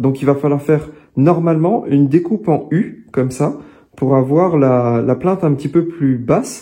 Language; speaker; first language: French; native; French